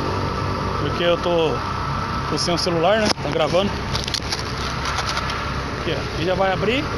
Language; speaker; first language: Portuguese; native; Portuguese